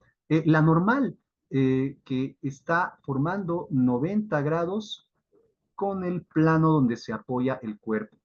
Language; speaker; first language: Spanish; native; Spanish